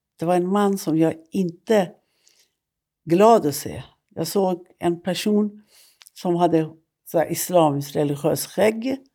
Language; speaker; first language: Swedish; non-native, fluent; Persian